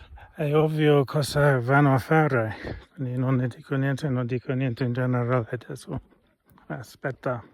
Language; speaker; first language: Italian; non-native, fluent; English